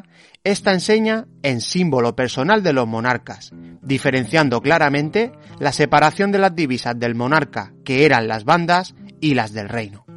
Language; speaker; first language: Spanish; native; Spanish